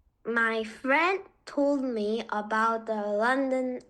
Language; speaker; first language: English; non-native, learner; Korean